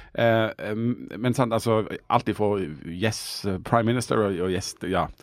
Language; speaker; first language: Norwegian; native; Norwegian